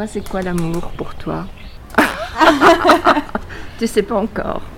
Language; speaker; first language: French; native; French